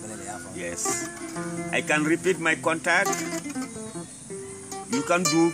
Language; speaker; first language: English; non-native, learner; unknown